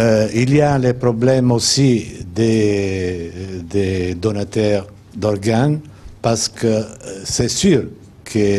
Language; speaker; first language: French; non-native, fluent; Italian